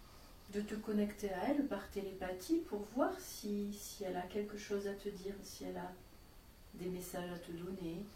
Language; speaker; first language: French; native; French